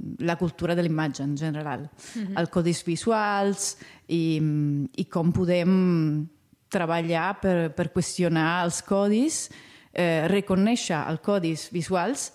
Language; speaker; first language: Catalan; non-native, fluent; Italian